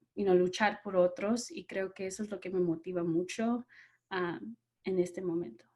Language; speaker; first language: Spanish; early bilingual, other home language; English